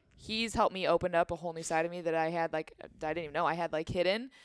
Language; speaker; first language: English; native; English